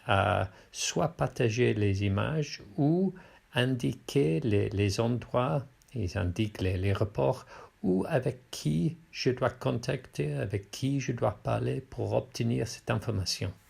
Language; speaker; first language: French; non-native, fluent; English